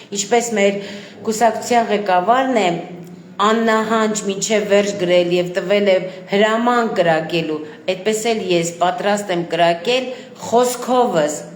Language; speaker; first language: Armenian; native; Armenian